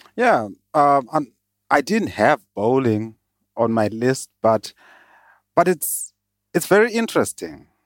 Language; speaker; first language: English; non-native, local second language; Shona